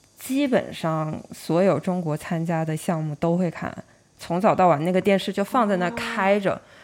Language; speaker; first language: Chinese; native; Chinese